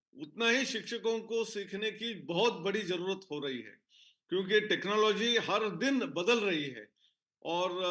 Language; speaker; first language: Hindi; non-native, local second language; Marathi